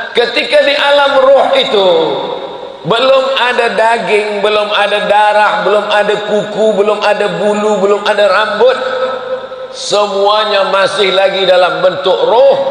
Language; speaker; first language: Malay; native; Malay